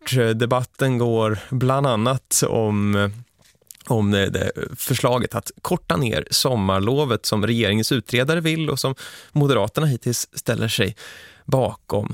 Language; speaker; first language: Swedish; native; Swedish